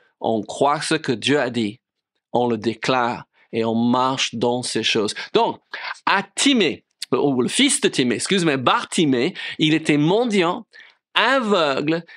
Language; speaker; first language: French; non-native, fluent; English